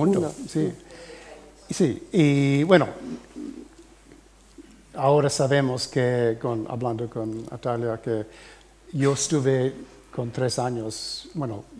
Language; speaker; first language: Spanish; early bilingual, heritage; English